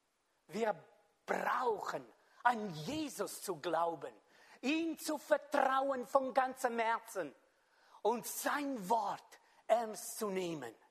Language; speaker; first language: German; non-native, fluent; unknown